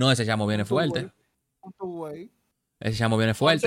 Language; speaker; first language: Spanish; native; Spanish